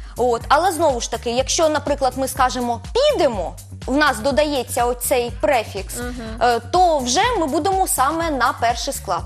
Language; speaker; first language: Ukrainian; native; Ukrainian